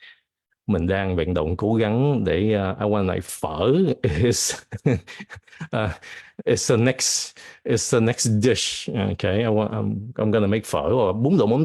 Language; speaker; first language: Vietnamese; early bilingual, heritage; Vietnamese